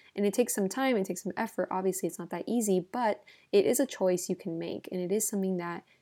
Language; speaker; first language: English; native; English